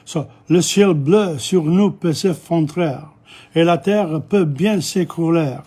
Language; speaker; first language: French; non-native, learner; English